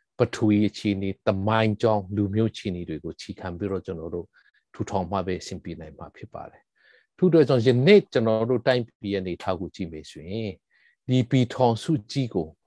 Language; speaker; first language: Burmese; non-native, local second language; Hakha Chin